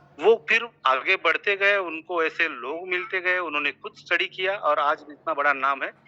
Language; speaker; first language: Hindi; non-native, local second language; Marathi